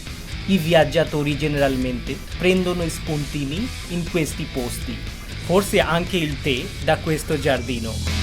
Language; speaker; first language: Italian; non-native, fluent; Bangla